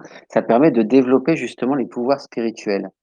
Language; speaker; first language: French; native; French